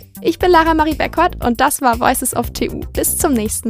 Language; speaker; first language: German; native; German